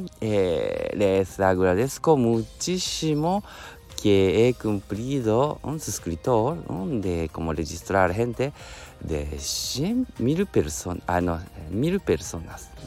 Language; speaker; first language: Spanish; non-native, learner; Japanese